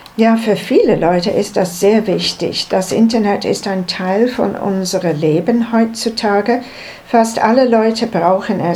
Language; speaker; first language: German; non-native, learner; English